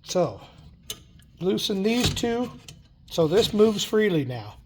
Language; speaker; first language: English; native; English